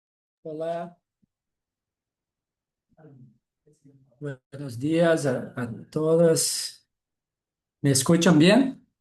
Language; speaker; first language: Spanish; non-native, fluent; Portuguese